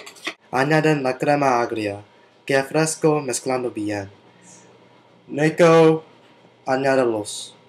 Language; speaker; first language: Spanish; non-native, learner; English